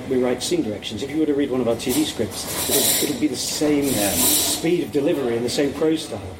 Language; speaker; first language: English; native; English